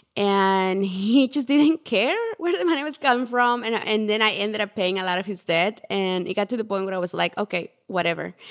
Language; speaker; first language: English; non-native, fluent; Spanish